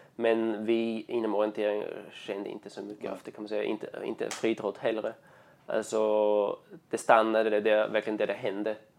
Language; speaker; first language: Swedish; non-native, fluent; German